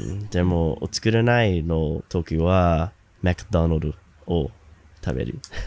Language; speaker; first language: Japanese; non-native, learner; English